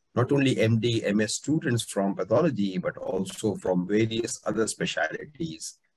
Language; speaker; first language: English; non-native, local second language; Hindi